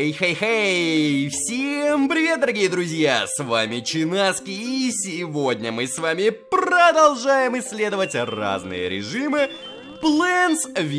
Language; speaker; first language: Russian; native; Russian